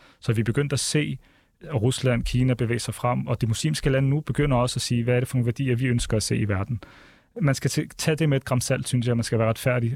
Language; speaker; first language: Danish; early bilingual, other home language; Arabic